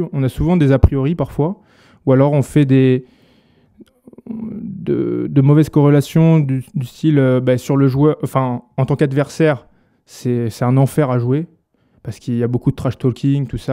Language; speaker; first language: French; native; French